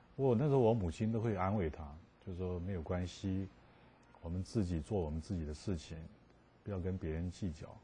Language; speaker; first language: Chinese; native; Chinese